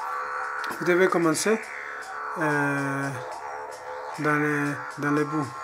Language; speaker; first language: French; non-native, learner; Spanish